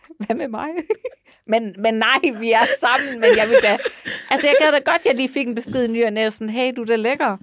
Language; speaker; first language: Danish; native; Danish